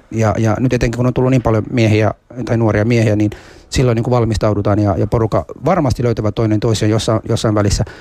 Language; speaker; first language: Finnish; early bilingual, other home language; Somali